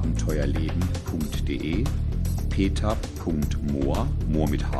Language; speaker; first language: German; native; German